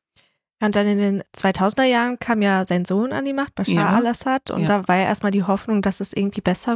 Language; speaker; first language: German; native; German